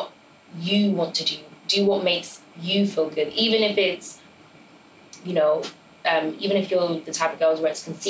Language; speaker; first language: English; native; English